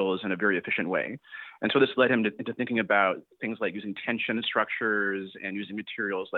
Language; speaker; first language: English; native; English